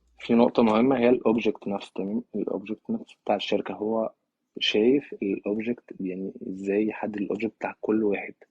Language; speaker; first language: Egyptian Arabic; native; Egyptian Arabic